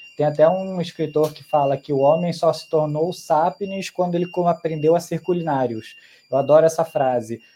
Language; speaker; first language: Portuguese; early bilingual, other home language; Spanish